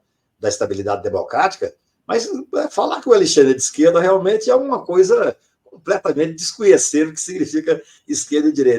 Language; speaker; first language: Portuguese; native; Portuguese